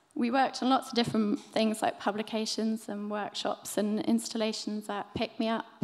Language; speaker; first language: English; native; English